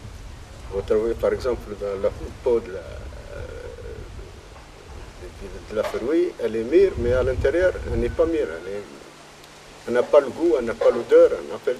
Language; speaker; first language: French; non-native, fluent; Arabic